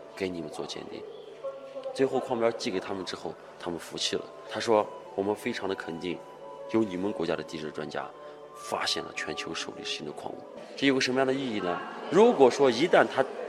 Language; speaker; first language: Chinese; native; Chinese